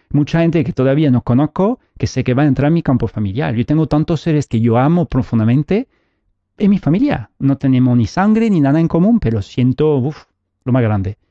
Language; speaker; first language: Spanish; early bilingual, heritage; Spanish